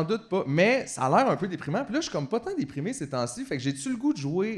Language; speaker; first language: French; native; French